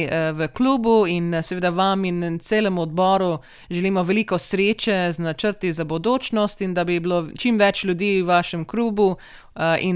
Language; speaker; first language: Slovenian; native; Slovenian